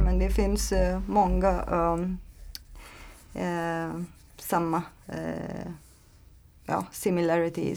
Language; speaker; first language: Swedish; non-native, learner; Turkish